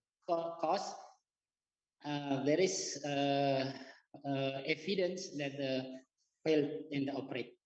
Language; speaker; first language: English; non-native, learner; Indonesian